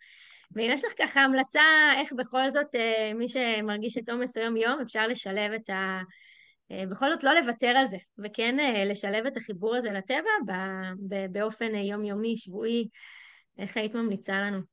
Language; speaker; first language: Hebrew; native; Hebrew